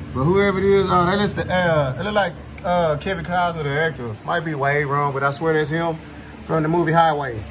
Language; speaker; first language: English; native; English